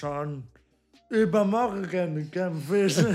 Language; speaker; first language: German; non-native, learner; Polish